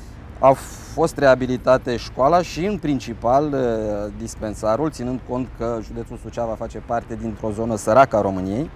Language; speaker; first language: Romanian; native; Romanian